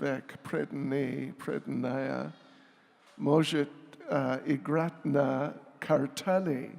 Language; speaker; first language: Russian; non-native, learner; English